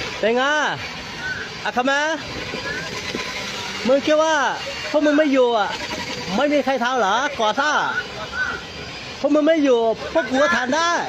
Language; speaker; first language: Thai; non-native, fluent; Burmese